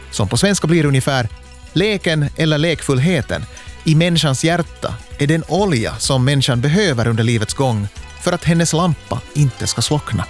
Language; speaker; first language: Swedish; native; Swedish